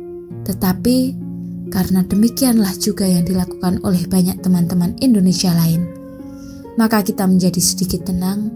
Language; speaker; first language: Indonesian; native; Indonesian